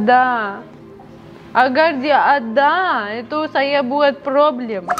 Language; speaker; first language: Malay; non-native, learner; Russian